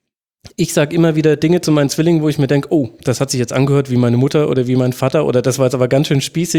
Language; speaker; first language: German; native; German